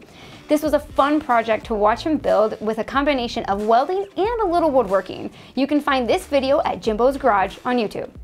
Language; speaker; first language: English; native; English